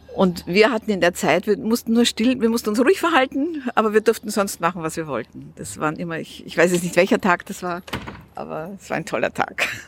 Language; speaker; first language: German; early bilingual, other home language; Russian